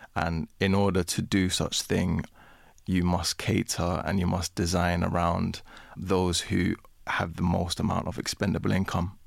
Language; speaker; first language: English; native; English